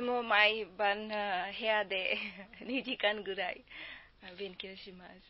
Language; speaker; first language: Japanese; non-native, learner; Bangla